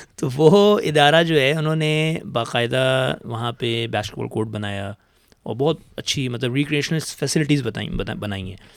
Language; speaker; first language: Urdu; native; Urdu